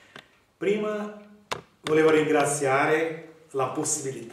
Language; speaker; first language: Italian; non-native, learner; Portuguese